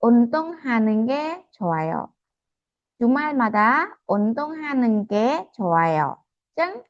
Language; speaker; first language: Korean; non-native, fluent; Khmer